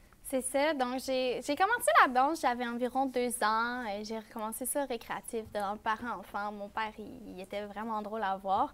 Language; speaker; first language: French; native; French